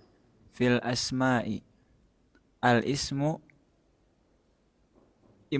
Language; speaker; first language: Arabic; non-native, learner; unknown